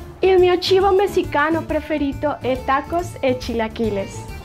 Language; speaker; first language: Italian; non-native, learner; Spanish